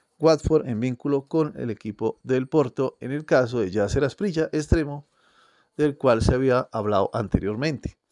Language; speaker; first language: Spanish; native; Spanish